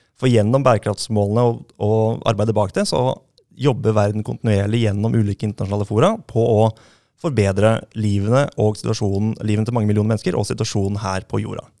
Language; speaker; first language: Norwegian; native; Norwegian